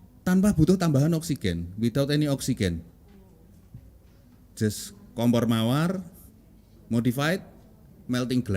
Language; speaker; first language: English; non-native, learner; Indonesian